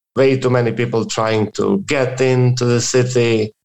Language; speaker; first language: English; non-native, fluent; Croatian